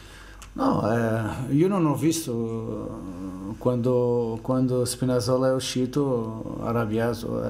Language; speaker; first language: Italian; non-native, fluent; Portuguese